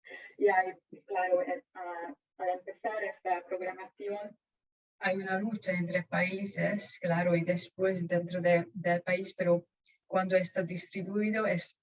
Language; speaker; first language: Spanish; non-native, fluent; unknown